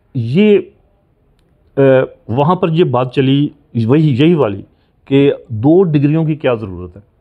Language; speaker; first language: Urdu; non-native, local second language; Punjabi